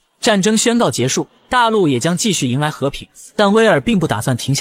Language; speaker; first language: Chinese; native; Chinese